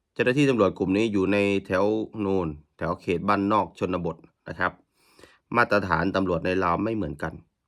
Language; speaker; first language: Thai; native; Thai